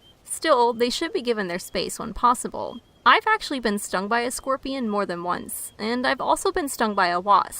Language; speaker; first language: English; native; English